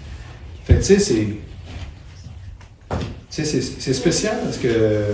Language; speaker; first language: French; native; French